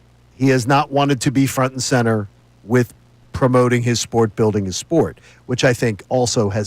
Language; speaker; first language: English; native; English